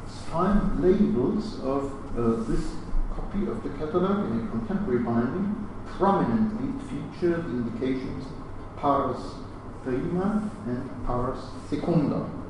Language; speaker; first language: English; non-native, fluent; German